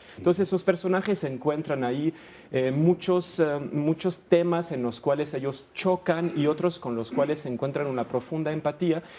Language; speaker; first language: Spanish; non-native, fluent; French